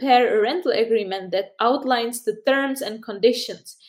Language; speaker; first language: English; non-native, fluent; Czech